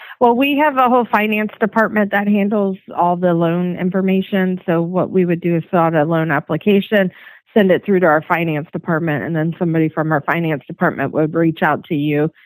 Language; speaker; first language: English; native; English